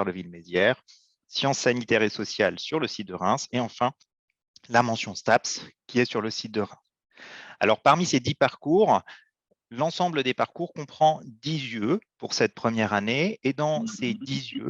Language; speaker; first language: French; native; French